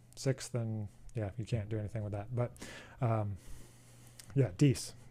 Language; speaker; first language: English; native; English